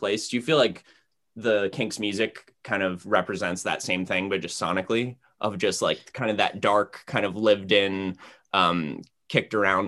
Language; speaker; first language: English; native; English